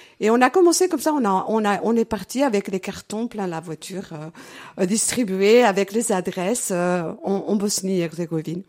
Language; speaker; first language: French; early bilingual, other home language; Portuguese